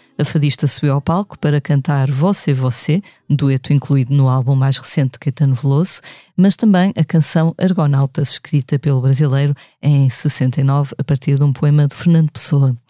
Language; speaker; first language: Portuguese; native; Portuguese